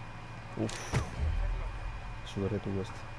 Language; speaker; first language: Spanish; native; Spanish